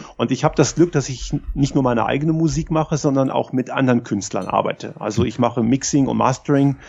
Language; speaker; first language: German; native; German